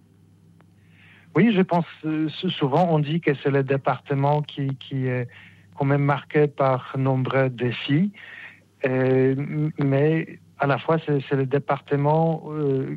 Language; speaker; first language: French; non-native, fluent; Polish